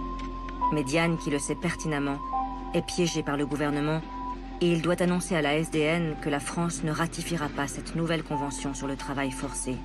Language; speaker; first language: French; native; French